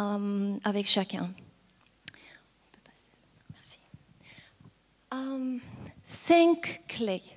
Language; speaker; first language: French; non-native, fluent; Bulgarian